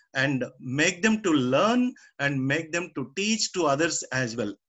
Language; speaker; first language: English; non-native, local second language; Telugu